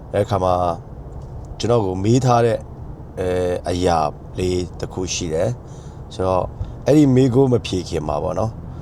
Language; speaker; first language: Burmese; non-native, local second language; Kachin